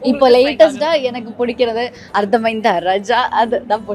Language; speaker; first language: Tamil; non-native, learner; Malayalam